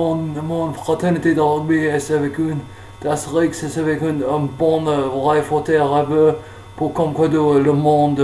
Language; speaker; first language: French; non-native, learner; English